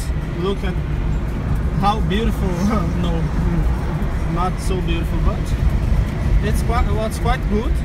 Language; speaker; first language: English; non-native, learner; Portuguese